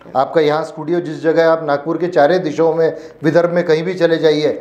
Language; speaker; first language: Hindi; non-native, local second language; Marathi